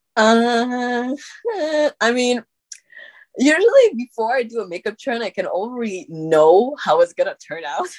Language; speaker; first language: English; non-native, fluent; French